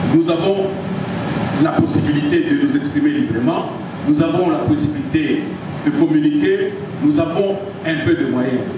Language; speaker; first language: French; non-native, local second language; Lingala